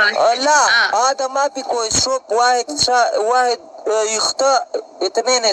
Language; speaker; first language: Arabic; non-native, learner; Pashto